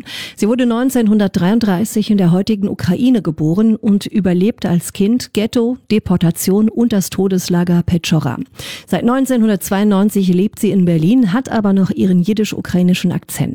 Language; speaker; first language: German; native; German